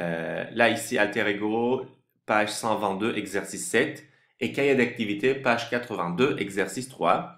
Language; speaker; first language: French; non-native, fluent; Turkish